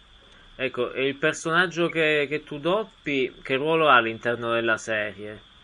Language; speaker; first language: Italian; native; Italian